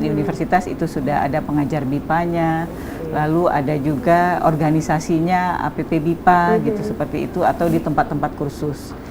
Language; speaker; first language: Indonesian; native; Indonesian